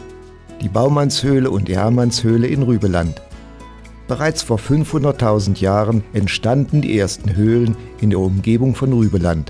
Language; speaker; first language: German; native; German